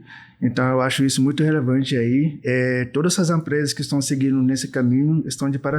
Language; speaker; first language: Portuguese; non-native, fluent; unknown